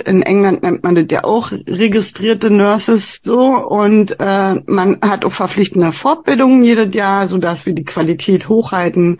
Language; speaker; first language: German; native; German